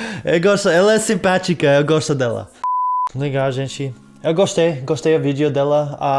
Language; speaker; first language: Portuguese; non-native, fluent; English